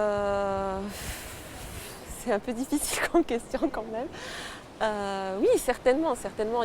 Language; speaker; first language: French; non-native, local second language; Arabic